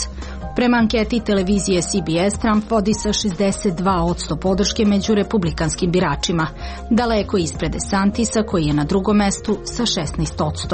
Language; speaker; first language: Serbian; non-native, learner; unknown